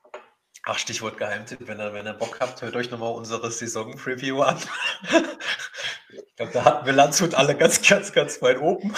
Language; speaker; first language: German; native; German